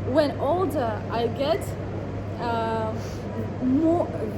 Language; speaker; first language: English; non-native, learner; Russian